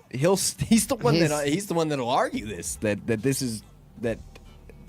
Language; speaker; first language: English; native; English